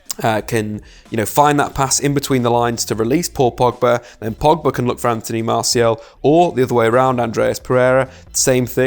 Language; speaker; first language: English; native; English